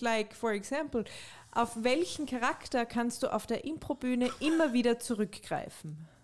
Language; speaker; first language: German; native; German